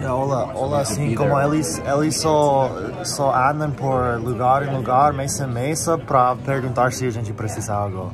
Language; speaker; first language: Portuguese; non-native, learner; English